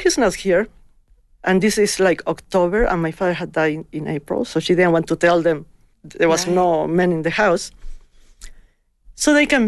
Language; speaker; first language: English; non-native, fluent; Spanish